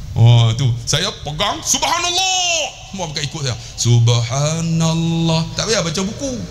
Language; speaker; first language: Malay; native; Malay